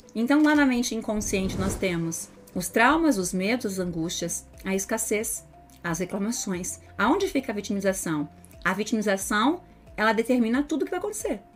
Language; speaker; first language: Portuguese; native; Portuguese